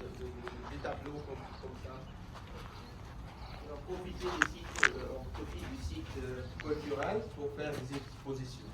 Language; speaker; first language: French; non-native, fluent; Arabic